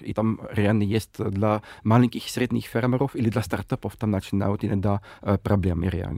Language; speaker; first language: Russian; non-native, fluent; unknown